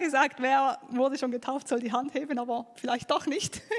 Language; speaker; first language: German; native; German